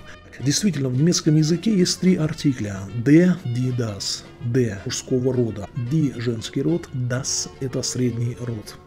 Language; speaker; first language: Russian; native; Russian